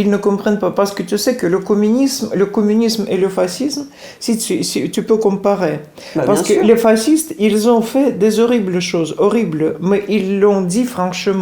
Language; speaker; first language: French; non-native, fluent; Russian